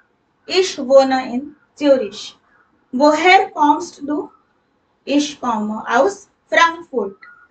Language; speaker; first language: German; non-native, fluent; Hindi